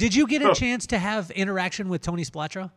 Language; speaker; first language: English; native; English